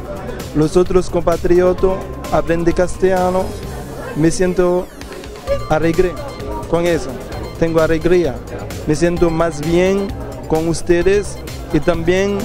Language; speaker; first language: Spanish; non-native, learner; Haitian Creole